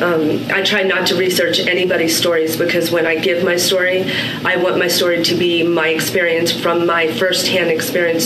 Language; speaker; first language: English; native; English